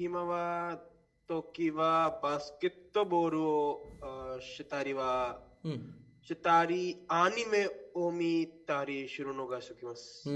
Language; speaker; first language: Japanese; non-native, learner; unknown